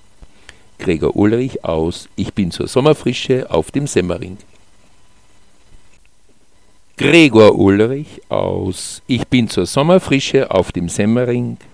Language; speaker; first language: German; native; German